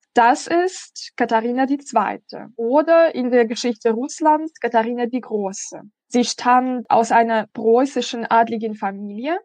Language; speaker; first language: German; non-native, fluent; Russian